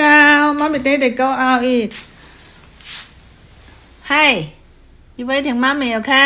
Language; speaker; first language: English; non-native, learner; Chinese